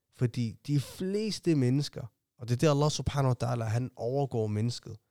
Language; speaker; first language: Danish; early bilingual, other home language; Somali